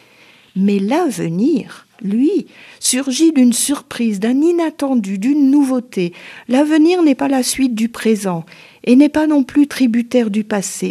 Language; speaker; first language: French; native; French